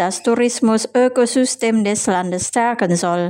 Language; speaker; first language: German; non-native, fluent; Indonesian